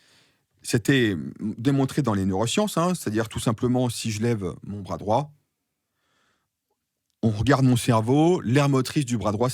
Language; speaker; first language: French; native; French